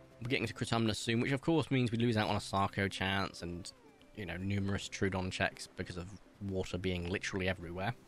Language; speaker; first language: English; native; English